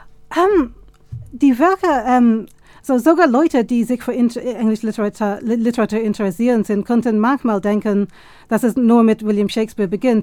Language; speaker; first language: German; non-native, fluent; English